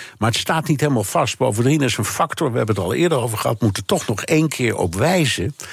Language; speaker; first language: Dutch; native; Dutch